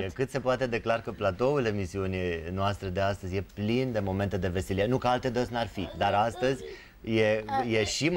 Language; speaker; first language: Romanian; native; Romanian